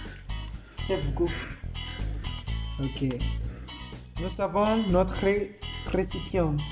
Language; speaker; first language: French; non-native, learner; Spanish